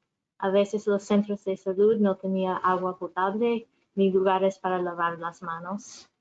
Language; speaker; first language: Spanish; non-native, fluent; English